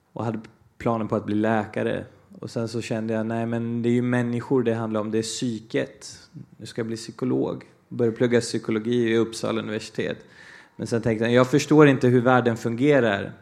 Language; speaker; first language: Swedish; early bilingual, other home language; Portuguese